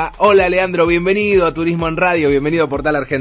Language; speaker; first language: Spanish; native; Spanish